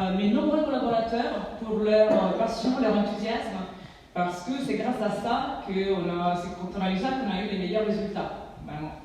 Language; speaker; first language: French; non-native, fluent; Italian